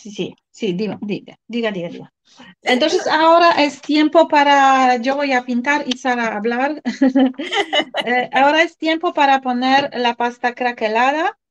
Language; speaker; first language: Spanish; non-native, fluent; Polish